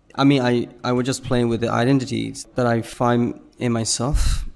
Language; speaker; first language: English; non-native, fluent; Burmese